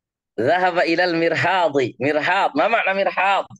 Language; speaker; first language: Arabic; non-native, fluent; Indonesian